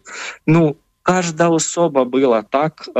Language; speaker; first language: Polish; non-native, fluent; Ukrainian